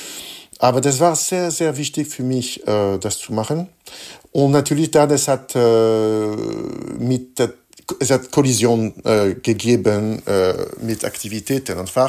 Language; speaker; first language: German; non-native, fluent; French